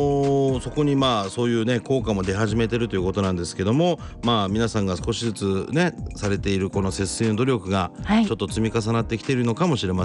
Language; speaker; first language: Japanese; native; Japanese